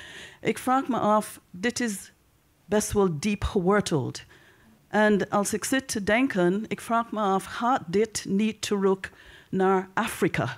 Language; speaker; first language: Dutch; non-native, learner; English